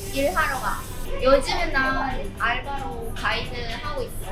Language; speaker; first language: Korean; non-native, fluent; Indonesian